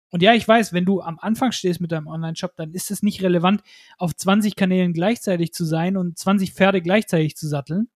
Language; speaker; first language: German; native; German